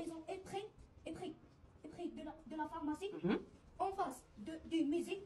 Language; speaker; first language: French; non-native, learner; Arabic